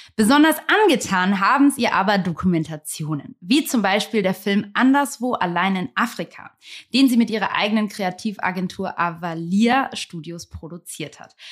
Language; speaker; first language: German; native; German